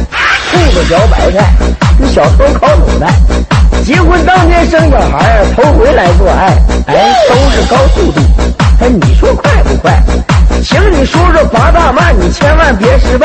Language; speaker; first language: Chinese; native; Chinese